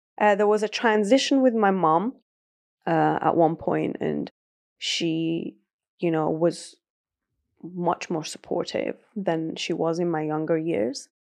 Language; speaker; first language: English; early bilingual, other home language; Persian